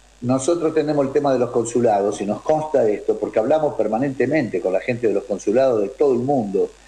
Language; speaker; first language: Spanish; native; Spanish